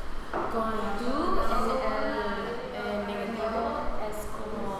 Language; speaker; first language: Spanish; non-native, learner; English